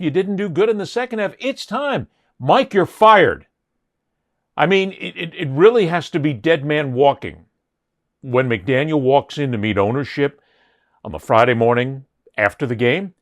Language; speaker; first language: English; native; English